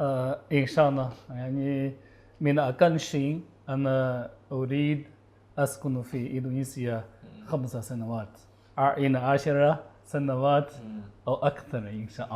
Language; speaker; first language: Arabic; non-native, learner; Chinese